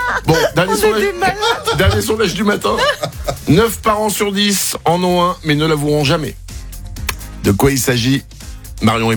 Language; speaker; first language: French; native; French